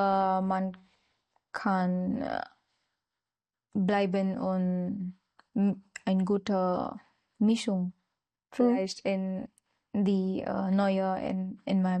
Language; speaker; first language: German; non-native, learner; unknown